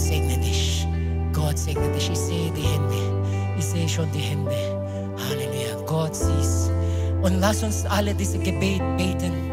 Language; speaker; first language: German; non-native, learner; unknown